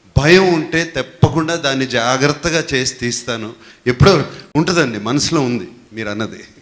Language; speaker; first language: Telugu; native; Telugu